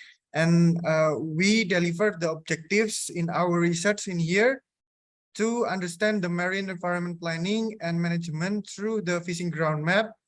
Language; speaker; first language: English; non-native, fluent; Indonesian